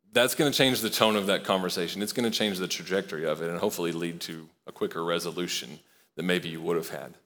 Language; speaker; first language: English; native; English